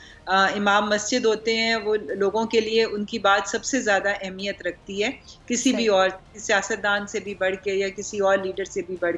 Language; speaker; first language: Urdu; native; Urdu